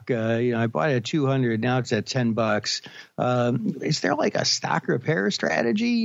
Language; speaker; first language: English; native; English